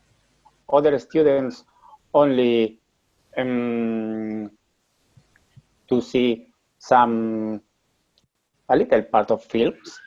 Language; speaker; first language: English; non-native, learner; Spanish